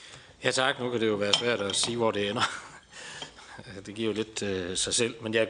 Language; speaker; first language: Danish; native; Danish